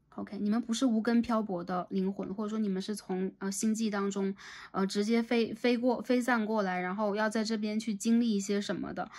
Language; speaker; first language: Chinese; native; Chinese